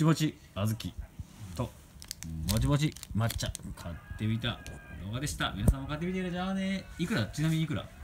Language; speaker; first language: Japanese; native; Japanese